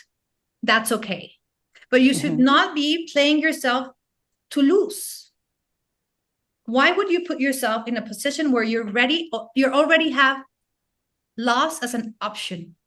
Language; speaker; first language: English; non-native, fluent; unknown